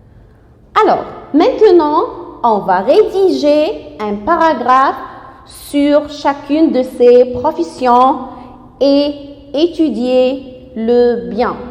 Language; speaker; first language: French; non-native, fluent; Arabic